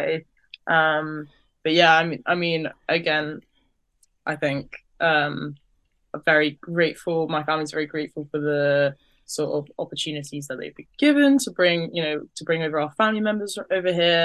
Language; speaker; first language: English; native; English